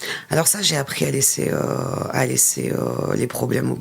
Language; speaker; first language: French; native; French